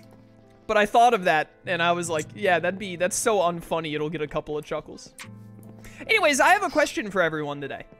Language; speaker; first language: English; native; English